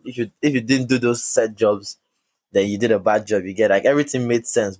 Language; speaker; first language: English; non-native, local second language; Yoruba